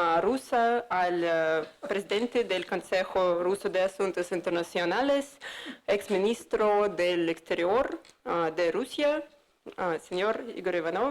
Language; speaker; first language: Spanish; non-native, fluent; Russian